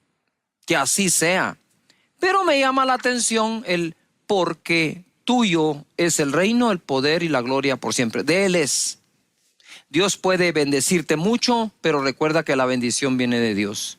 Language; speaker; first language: Spanish; native; Spanish